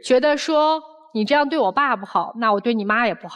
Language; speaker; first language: Chinese; native; Chinese